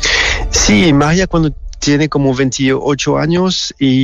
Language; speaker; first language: Spanish; non-native, learner; French